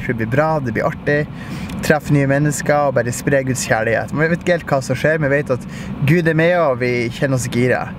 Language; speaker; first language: Norwegian; native; Norwegian